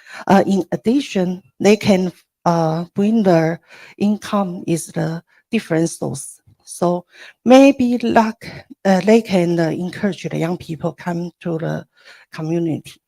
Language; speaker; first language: English; non-native, learner; Chinese